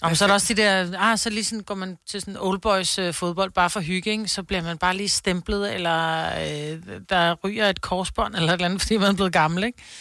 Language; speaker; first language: Danish; native; Danish